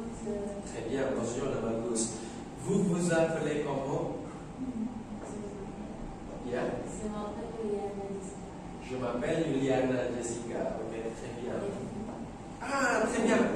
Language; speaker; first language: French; non-native, fluent; Indonesian